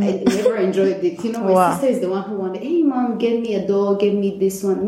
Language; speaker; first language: English; non-native, local second language; Kinyarwanda